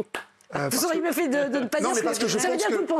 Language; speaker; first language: French; native; French